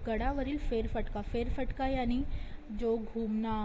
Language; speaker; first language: Hindi; non-native, local second language; Marathi